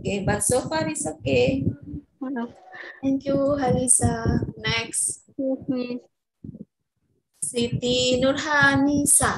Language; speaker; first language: English; non-native, fluent; Indonesian